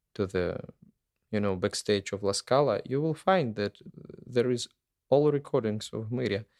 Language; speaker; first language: English; non-native, fluent; Ukrainian